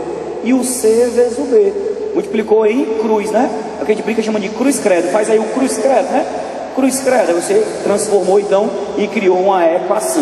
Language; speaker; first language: Portuguese; native; Portuguese